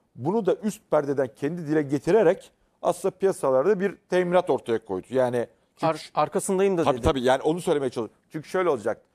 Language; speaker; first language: Turkish; native; Turkish